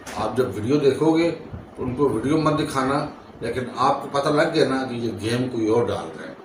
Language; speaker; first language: Urdu; non-native, local second language; Punjabi